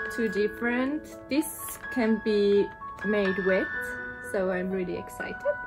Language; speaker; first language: English; non-native, fluent; German